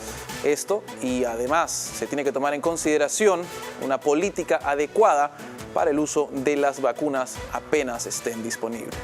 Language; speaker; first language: Spanish; native; Spanish